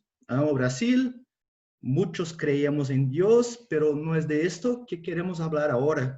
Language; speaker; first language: Spanish; non-native, fluent; Portuguese